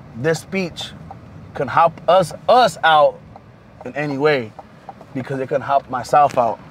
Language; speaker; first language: English; early bilingual, other home language; Spanish